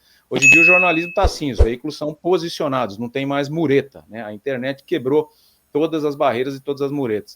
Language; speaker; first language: Portuguese; native; Portuguese